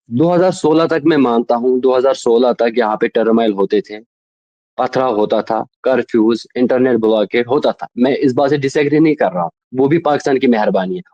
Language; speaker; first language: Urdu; non-native, local second language; Kashmiri